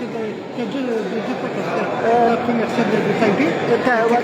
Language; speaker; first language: French; non-native, local second language; Arabic